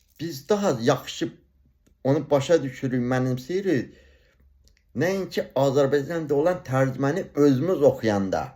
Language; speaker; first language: Azerbaijani; non-native, local second language; Talysh